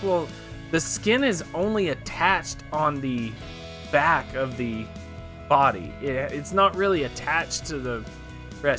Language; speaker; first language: English; native; English